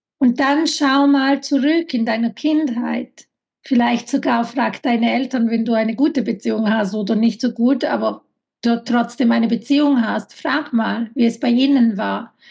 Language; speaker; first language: German; early bilingual, other home language; Italian